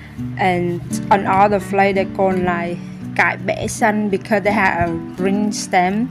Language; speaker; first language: English; non-native, learner; Vietnamese